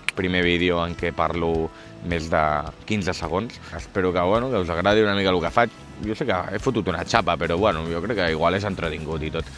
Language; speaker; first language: Catalan; native; Catalan